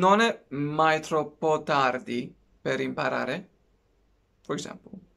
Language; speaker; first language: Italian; non-native, fluent; Persian